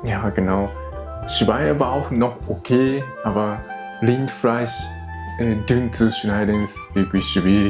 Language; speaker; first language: German; non-native, fluent; Japanese